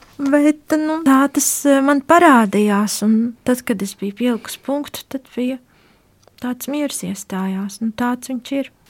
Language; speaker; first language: Latvian; native; Latvian